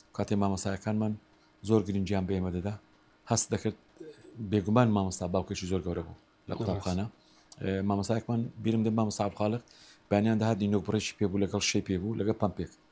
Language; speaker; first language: Central Kurdish; native; Central Kurdish